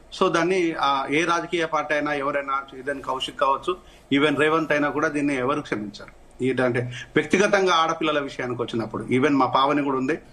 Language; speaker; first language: Telugu; native; Telugu